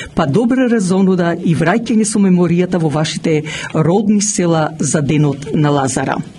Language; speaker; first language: Macedonian; native; Macedonian